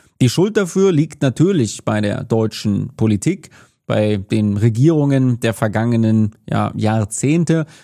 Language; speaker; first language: German; native; German